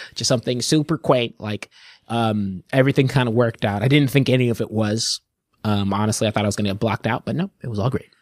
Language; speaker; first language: English; native; English